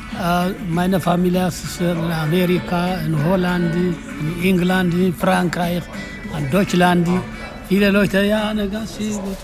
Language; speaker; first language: German; non-native, learner; Tigrinya